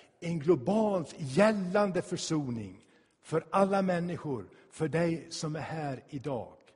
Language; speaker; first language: Swedish; native; Swedish